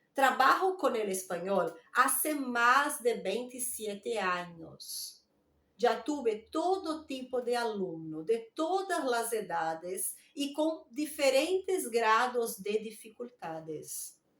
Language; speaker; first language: Spanish; non-native, fluent; Portuguese